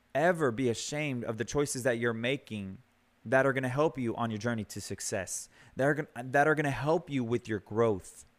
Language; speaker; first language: English; early bilingual, other home language; Spanish